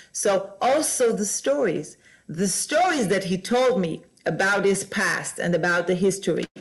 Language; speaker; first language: English; non-native, fluent; Hebrew